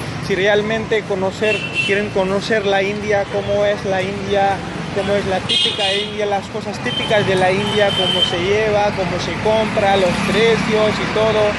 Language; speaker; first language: Spanish; non-native, fluent; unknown